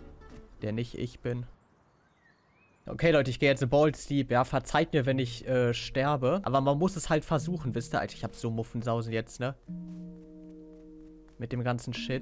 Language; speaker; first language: German; native; German